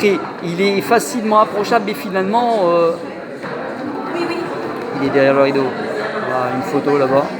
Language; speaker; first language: French; native; French